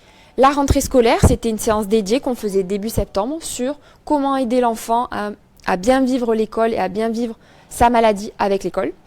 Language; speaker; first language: French; native; French